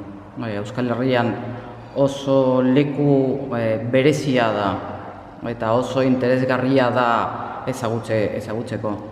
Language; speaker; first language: Basque; non-native, learner; Spanish